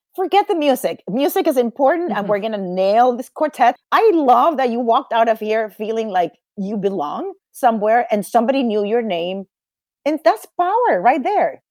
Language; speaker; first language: English; non-native, fluent; Spanish